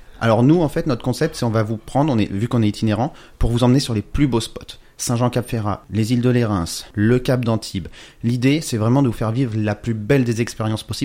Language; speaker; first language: French; native; French